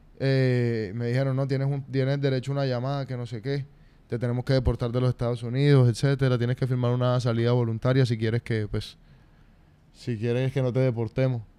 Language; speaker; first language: Spanish; native; Spanish